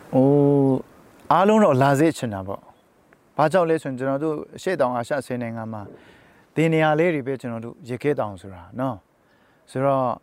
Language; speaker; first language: Burmese; native; Burmese